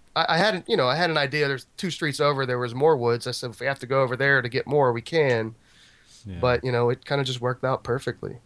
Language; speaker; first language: English; native; English